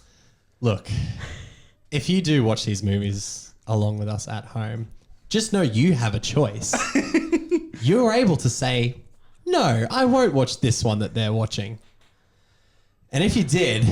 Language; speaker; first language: English; native; English